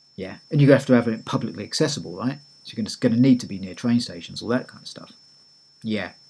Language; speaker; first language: English; native; English